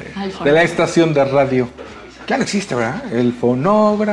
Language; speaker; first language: Spanish; native; Spanish